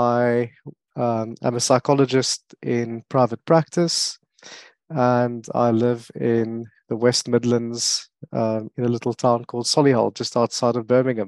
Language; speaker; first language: English; non-native, local second language; French